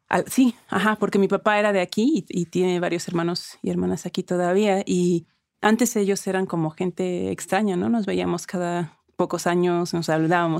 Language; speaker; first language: Spanish; early bilingual, other home language; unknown